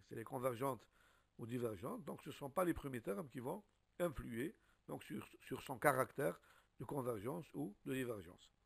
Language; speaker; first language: French; non-native, local second language; Arabic